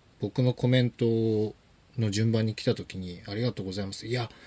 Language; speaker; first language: Japanese; native; Japanese